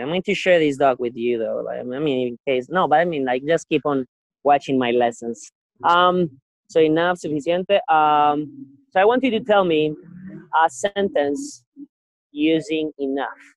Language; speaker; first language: English; non-native, fluent; Spanish